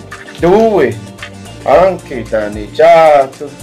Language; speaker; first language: Italian; non-native, learner; Portuguese